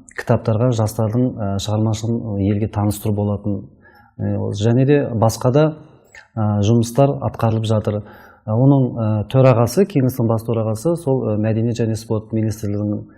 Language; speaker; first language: Kazakh; non-native, local second language; Uyghur